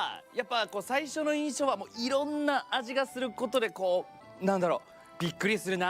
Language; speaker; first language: Japanese; native; Japanese